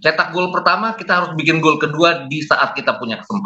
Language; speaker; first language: Indonesian; native; Indonesian